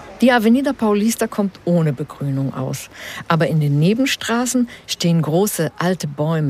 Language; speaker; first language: German; early bilingual, heritage; German